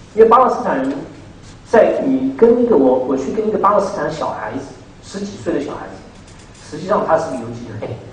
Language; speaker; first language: Chinese; native; Chinese